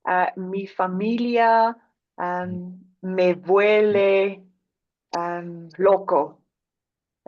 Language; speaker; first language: Spanish; non-native, learner; English